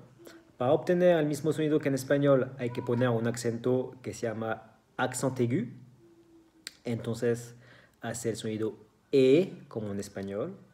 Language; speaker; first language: Spanish; non-native, fluent; French